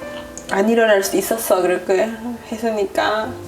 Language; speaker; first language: Korean; non-native, learner; Spanish